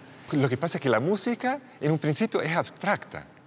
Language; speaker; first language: Spanish; non-native, fluent; English